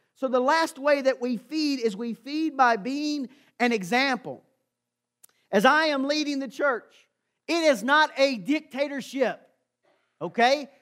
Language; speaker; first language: English; native; English